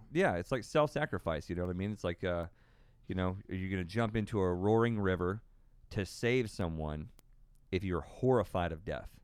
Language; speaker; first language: English; native; English